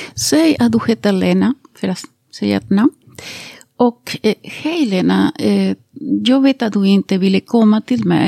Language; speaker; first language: Swedish; non-native, fluent; Spanish